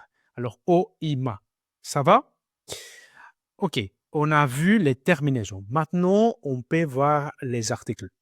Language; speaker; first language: French; non-native, learner; Greek